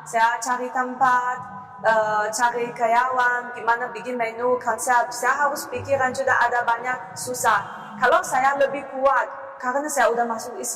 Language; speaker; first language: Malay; non-native, learner; Chinese